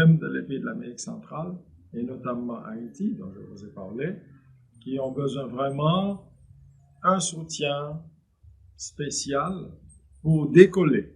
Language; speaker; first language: French; non-native, local second language; Haitian Creole